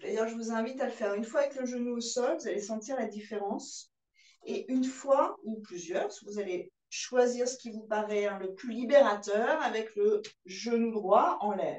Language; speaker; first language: French; native; French